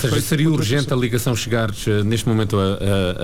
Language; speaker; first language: Portuguese; native; Portuguese